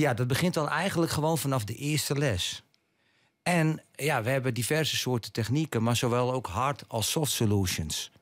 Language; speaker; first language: Dutch; native; Dutch